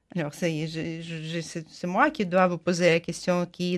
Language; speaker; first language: French; non-native, fluent; Ukrainian